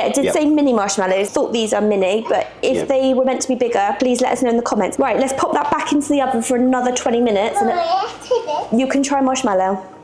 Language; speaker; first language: English; native; English